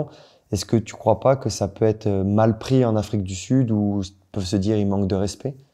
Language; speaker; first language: French; native; French